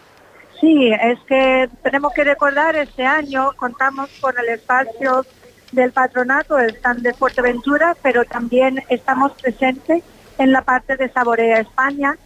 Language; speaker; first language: Spanish; non-native, fluent; English